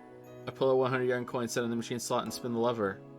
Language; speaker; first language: English; native; English